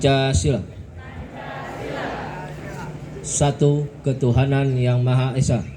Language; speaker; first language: Indonesian; native; Indonesian